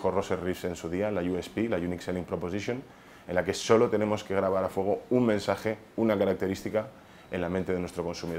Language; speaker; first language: Spanish; native; Spanish